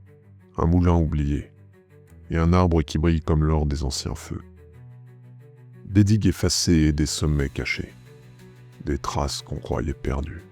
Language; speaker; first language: French; native; French